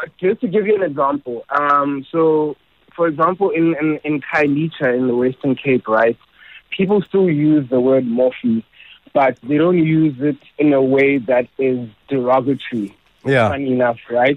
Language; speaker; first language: English; non-native, local second language; Xhosa